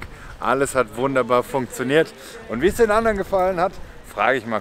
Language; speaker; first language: German; native; German